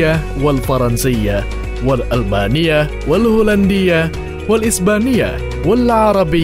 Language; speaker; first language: Arabic; non-native, fluent; Indonesian